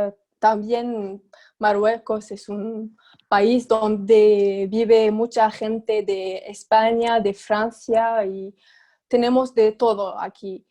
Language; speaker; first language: Spanish; non-native, fluent; Arabic